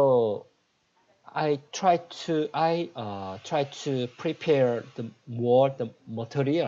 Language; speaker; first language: English; non-native, learner; Korean